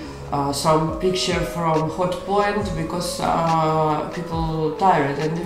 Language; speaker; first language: English; non-native, learner; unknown